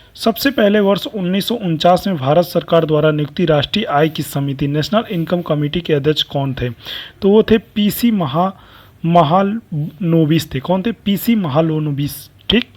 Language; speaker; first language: Hindi; native; Hindi